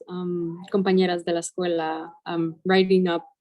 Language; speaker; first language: Spanish; early bilingual, heritage; Spanish